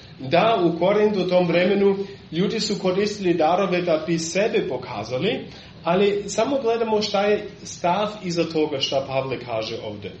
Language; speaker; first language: Serbian; non-native, fluent; German